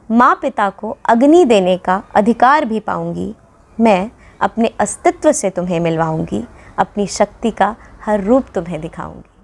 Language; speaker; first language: Hindi; non-native, local second language; Dogri